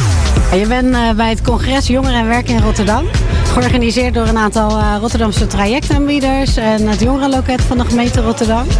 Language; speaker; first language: Dutch; native; Dutch